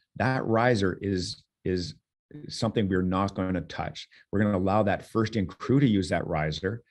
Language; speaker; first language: English; native; English